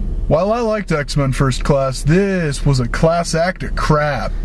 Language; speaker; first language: English; native; English